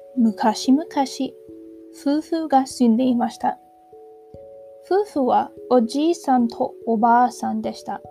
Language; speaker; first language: Japanese; non-native, learner; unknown